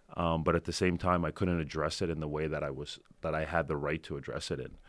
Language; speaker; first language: English; early bilingual, other home language; Ukrainian